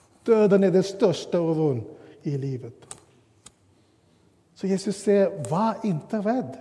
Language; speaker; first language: Swedish; non-native, fluent; English